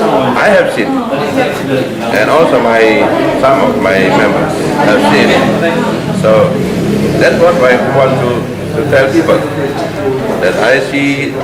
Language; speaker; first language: English; non-native, fluent; Indonesian